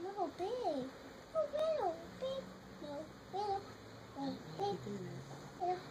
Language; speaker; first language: English; native; English